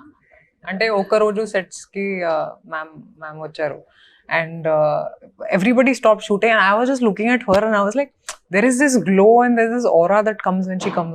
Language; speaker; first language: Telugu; non-native, local second language; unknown